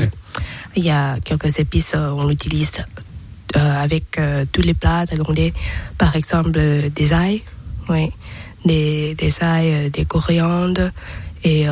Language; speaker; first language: French; non-native, learner; Thai